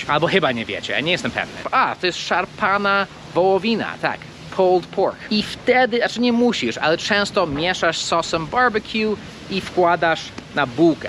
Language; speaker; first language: Polish; non-native, fluent; English